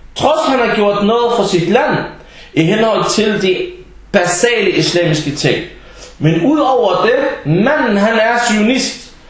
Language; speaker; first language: Danish; early bilingual, other home language; Arabic